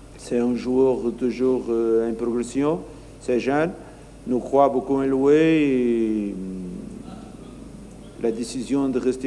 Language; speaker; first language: French; non-native, learner; Portuguese